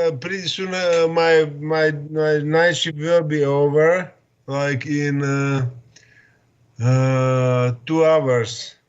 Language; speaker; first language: English; non-native, fluent; Slovak